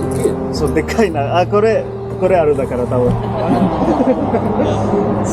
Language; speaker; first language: Japanese; non-native, learner; Hindi